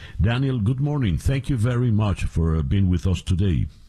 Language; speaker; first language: English; non-native, fluent; Spanish